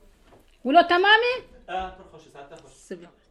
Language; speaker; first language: French; non-native, learner; Kurdish